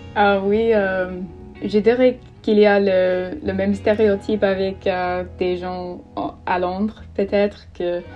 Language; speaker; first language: French; non-native, fluent; English